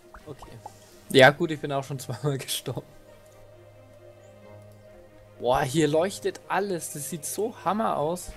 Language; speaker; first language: German; native; German